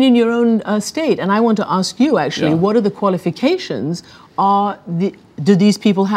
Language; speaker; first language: English; native; English